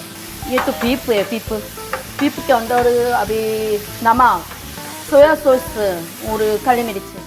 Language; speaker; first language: Hindi; non-native, learner; Korean